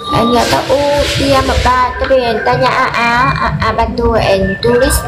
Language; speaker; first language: Malay; non-native, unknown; Vietnamese